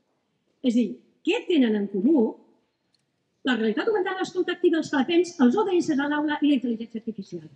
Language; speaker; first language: Catalan; native; Catalan